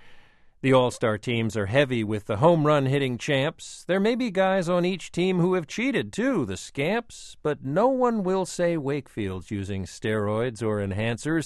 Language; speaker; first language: English; native; English